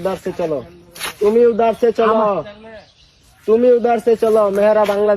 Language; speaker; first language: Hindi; non-native, learner; Bangla